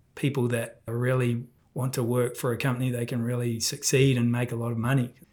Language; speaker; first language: English; native; English